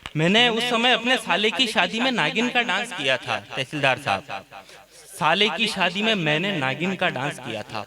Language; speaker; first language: Hindi; native; Hindi